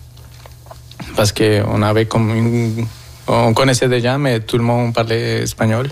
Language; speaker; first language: French; non-native, fluent; Spanish